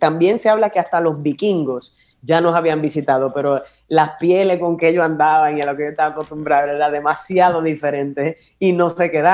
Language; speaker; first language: Spanish; native; Spanish